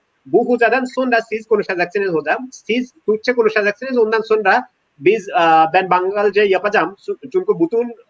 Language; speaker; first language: Turkish; non-native, learner; Bangla